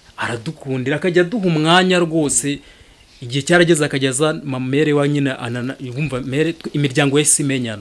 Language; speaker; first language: Kinyarwanda; early bilingual, heritage; Kinyarwanda